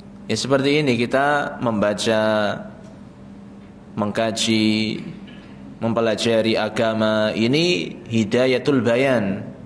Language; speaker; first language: Indonesian; native; Indonesian